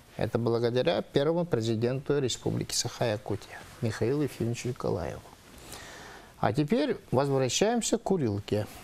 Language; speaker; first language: Russian; non-native, local second language; Yakut